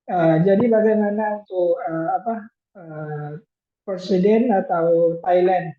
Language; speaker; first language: Indonesian; non-native, fluent; Thai